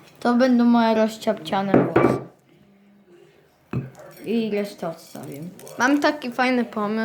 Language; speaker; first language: Polish; early bilingual, heritage; Polish